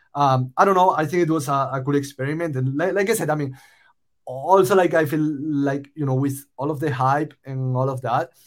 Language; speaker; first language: English; non-native, fluent; Spanish